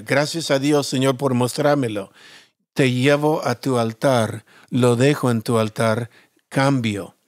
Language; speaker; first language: Spanish; non-native, fluent; English